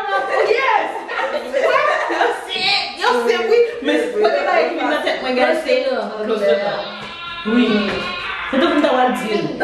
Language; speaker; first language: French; non-native, learner; Haitian Creole